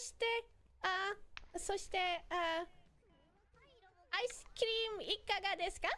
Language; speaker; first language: Japanese; non-native, learner; English